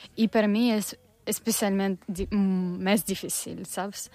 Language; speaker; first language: Catalan; non-native, learner; Russian